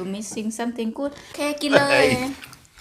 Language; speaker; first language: English; non-native, learner; Thai